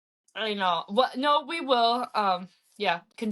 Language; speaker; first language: English; early bilingual, heritage; English